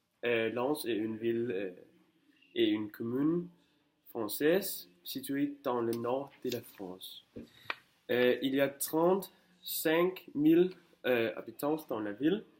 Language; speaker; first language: French; non-native, learner; Danish